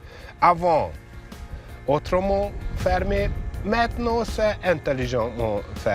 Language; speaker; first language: French; non-native, learner; Hungarian